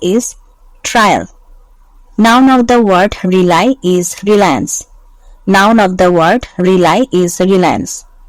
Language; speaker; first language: English; non-native, local second language; Bangla